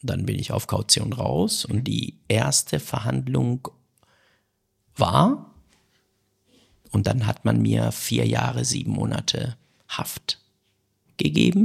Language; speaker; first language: German; non-native, fluent; Persian